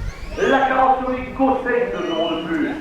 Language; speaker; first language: French; native; French